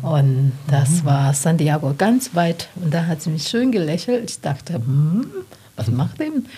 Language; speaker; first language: German; non-native, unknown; Chinese